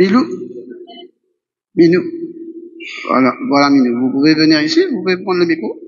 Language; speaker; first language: French; non-native, local second language; Morisyen